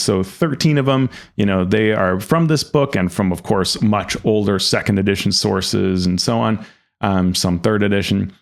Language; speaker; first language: English; native; English